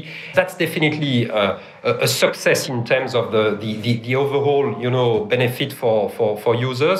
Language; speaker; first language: English; non-native, fluent; French